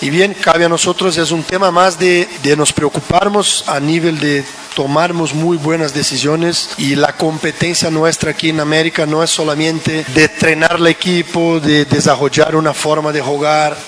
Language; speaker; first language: Spanish; non-native, fluent; Portuguese